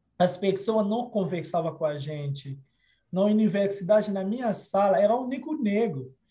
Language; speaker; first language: Portuguese; non-native, fluent; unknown